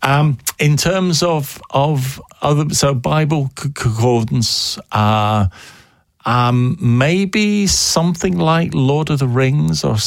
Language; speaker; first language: English; native; English